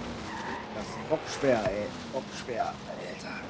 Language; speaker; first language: German; native; German